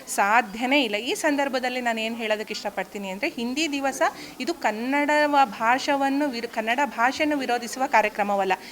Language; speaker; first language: Kannada; native; Kannada